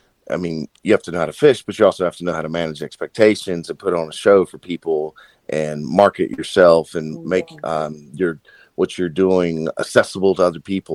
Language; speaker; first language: English; native; English